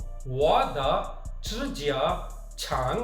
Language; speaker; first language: Chinese; non-native, fluent; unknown